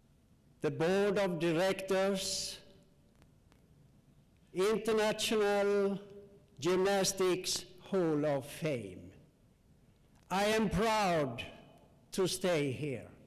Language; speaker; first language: English; non-native, learner; Swedish